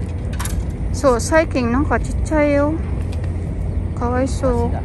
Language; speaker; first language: Japanese; non-native, learner; Filipino